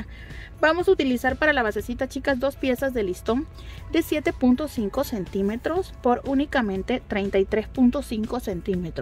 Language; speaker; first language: Spanish; native; Spanish